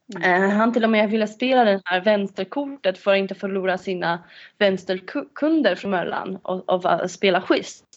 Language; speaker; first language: Swedish; non-native, fluent; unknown